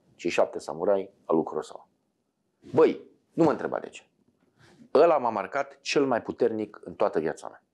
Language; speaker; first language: Romanian; native; Romanian